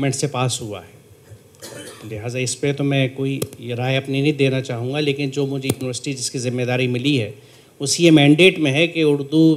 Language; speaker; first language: Urdu; native; Urdu